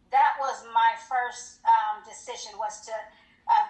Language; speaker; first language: English; native; English